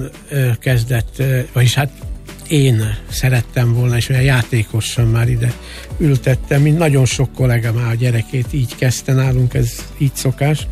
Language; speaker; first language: Hungarian; native; Hungarian